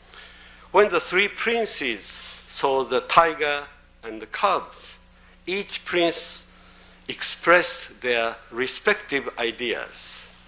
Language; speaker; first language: English; non-native, fluent; Japanese